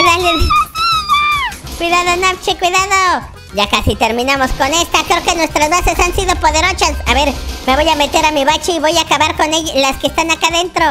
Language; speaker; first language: Spanish; native; Spanish